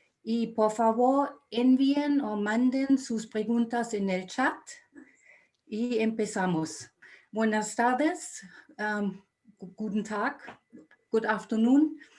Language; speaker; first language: Spanish; non-native, fluent; German